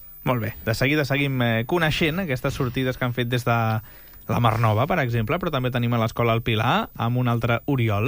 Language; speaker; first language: Catalan; native; Catalan